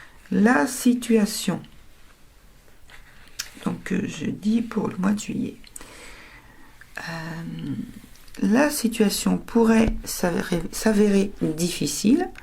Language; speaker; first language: French; native; French